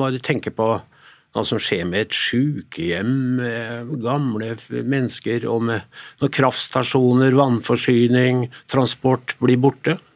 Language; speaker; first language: Norwegian; native; Norwegian